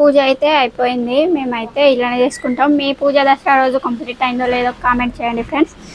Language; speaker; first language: Telugu; native; Telugu